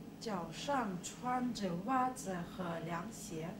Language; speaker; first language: Chinese; non-native, fluent; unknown